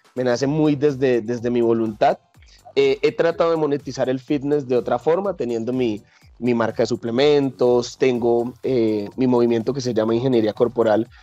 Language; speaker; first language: Spanish; native; Spanish